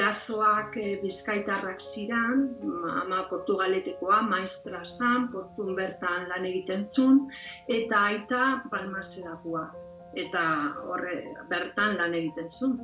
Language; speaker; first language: Basque; non-native, local second language; Spanish